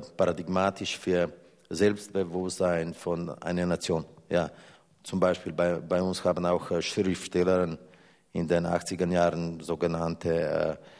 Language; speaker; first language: German; non-native, fluent; Slovenian